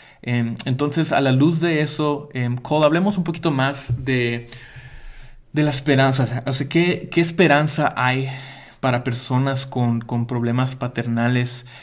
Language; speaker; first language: Spanish; early bilingual, heritage; Spanish